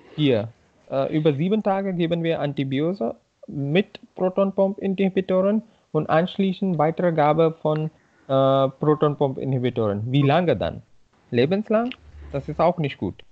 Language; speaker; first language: German; non-native, fluent; Hindi